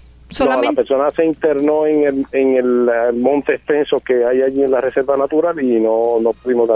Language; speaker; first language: Spanish; native; Spanish